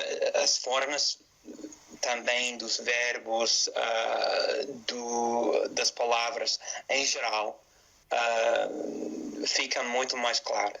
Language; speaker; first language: Portuguese; non-native, fluent; English